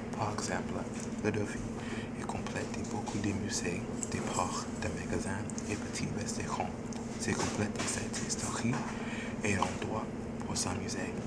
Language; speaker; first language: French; non-native, learner; English